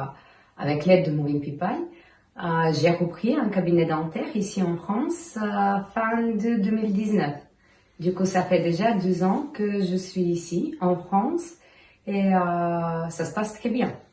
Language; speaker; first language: French; non-native, fluent; Bulgarian